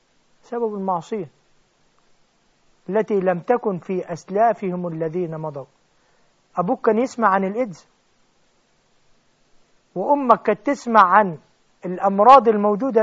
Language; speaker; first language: Arabic; native; Arabic